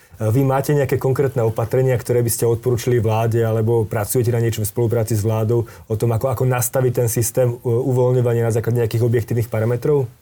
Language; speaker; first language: Slovak; native; Slovak